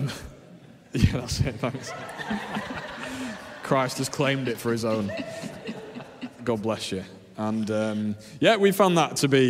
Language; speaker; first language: English; native; English